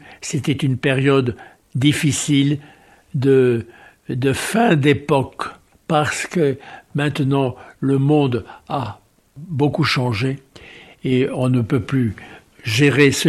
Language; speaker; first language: French; native; French